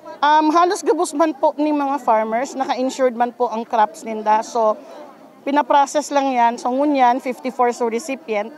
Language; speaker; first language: Filipino; non-native, local second language; Bikol